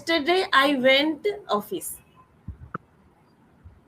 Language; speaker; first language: English; non-native, learner; Odia